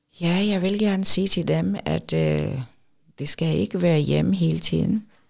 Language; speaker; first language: Danish; non-native, fluent; Urdu